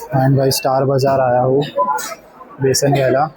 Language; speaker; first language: Hindi; non-native, local second language; Marathi